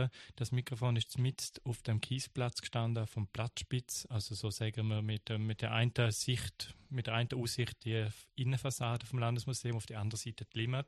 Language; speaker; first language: German; native; German